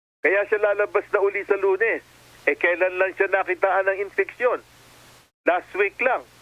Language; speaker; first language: Filipino; native; Filipino